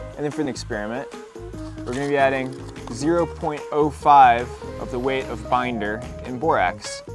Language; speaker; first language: English; native; English